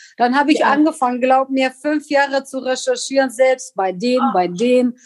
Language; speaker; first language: German; non-native, fluent; Kurdish